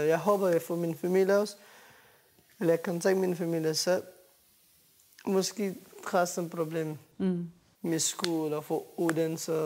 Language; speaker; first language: Danish; non-native, learner; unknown